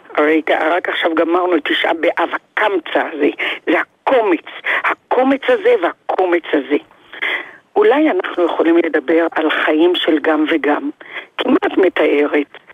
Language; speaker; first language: Hebrew; early bilingual, other home language; Arabic